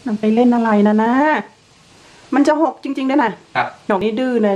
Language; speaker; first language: Thai; native; Thai